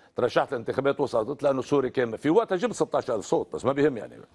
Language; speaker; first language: Arabic; native; Arabic